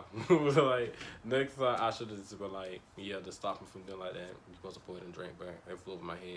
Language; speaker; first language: English; native; English